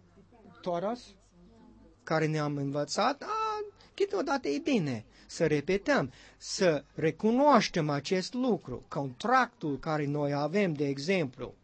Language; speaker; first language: Romanian; non-native, learner; English